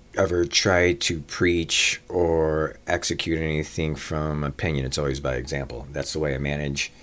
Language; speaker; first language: English; native; English